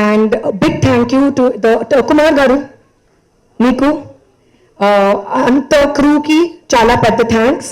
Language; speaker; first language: Telugu; non-native, learner; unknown